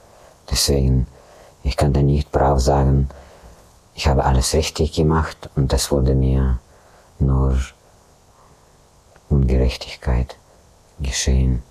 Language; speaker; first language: German; non-native, fluent; Russian